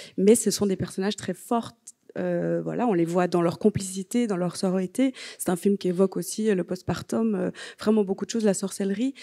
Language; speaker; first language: French; native; French